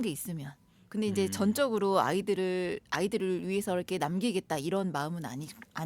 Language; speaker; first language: Korean; native; Korean